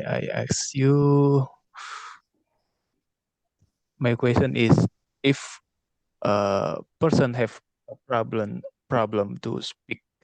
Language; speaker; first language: English; non-native, learner; Indonesian